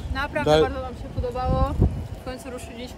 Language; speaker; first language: Polish; native; Polish